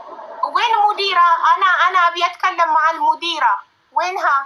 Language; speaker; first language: Arabic; non-native, learner; Amharic